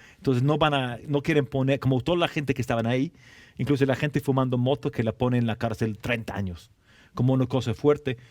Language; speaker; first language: Spanish; non-native, fluent; English